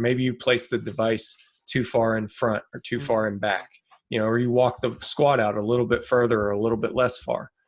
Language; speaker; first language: English; native; English